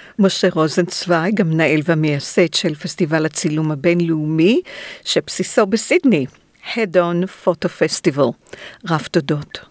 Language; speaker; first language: Hebrew; native; Hebrew